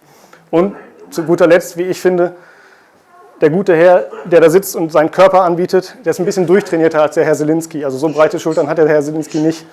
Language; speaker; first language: German; native; German